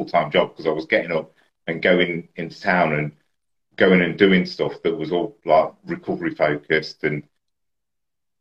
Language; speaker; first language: English; native; English